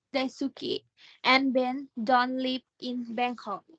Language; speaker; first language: English; non-native, learner; Thai